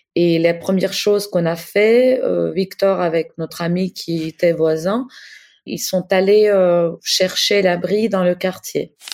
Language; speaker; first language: French; non-native, fluent; Ukrainian